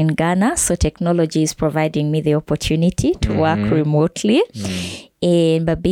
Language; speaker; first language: English; non-native, local second language; Ganda